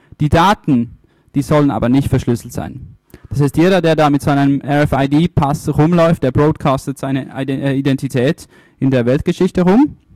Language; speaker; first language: German; early bilingual, other home language; Italian